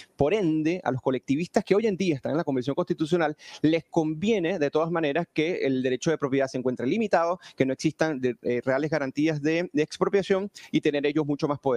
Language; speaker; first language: Spanish; native; Spanish